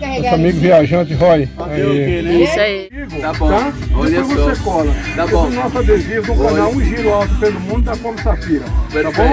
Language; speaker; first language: Portuguese; non-native, learner; Spanish